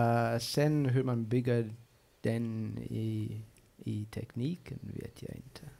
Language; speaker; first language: Swedish; non-native, fluent; English